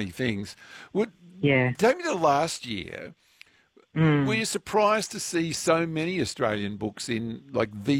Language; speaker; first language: English; native; English